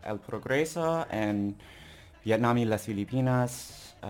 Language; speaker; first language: Spanish; non-native, learner; English